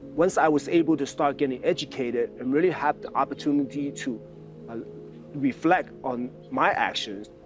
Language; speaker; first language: English; early bilingual, other home language; Chinese